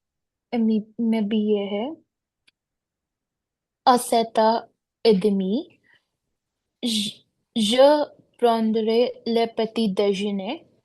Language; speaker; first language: French; non-native, learner; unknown